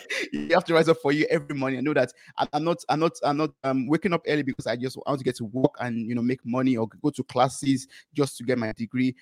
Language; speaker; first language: English; non-native, local second language; Yoruba